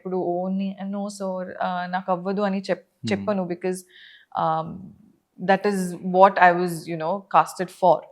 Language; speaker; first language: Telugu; non-native, fluent; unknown